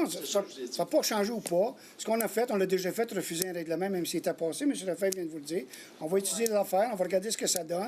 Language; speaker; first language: French; native; French